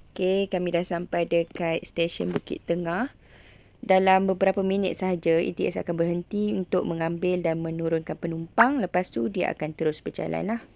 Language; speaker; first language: Malay; native; Malay